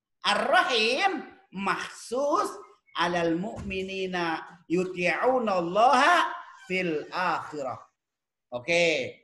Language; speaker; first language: Arabic; non-native, fluent; Indonesian